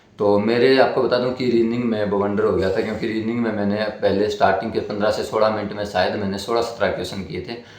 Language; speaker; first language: Hindi; native; Hindi